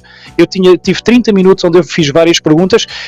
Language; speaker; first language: Portuguese; native; Portuguese